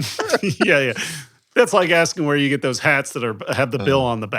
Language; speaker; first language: English; native; English